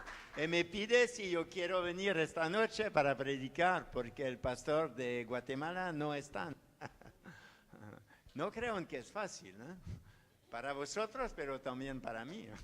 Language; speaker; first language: Spanish; non-native, learner; French